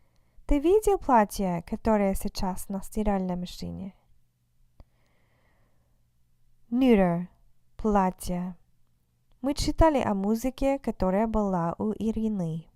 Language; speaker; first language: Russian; non-native, fluent; English